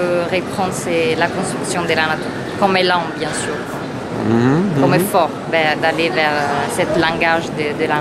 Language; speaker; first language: French; non-native, fluent; Italian